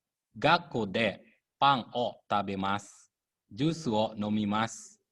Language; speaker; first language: Japanese; non-native, fluent; Indonesian